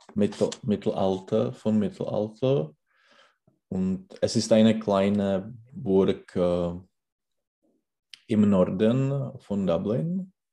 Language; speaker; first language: German; non-native, learner; Czech